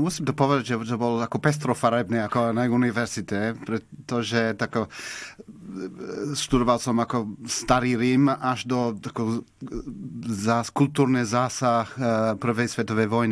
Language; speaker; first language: Slovak; non-native, fluent; English